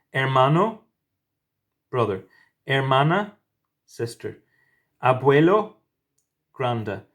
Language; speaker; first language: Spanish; non-native, fluent; English